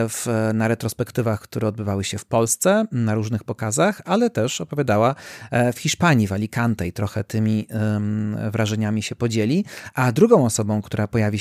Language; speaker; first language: Polish; native; Polish